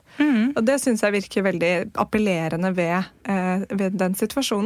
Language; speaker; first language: Norwegian; native; Norwegian